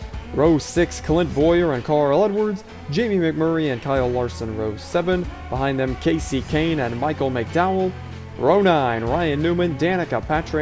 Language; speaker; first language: English; native; English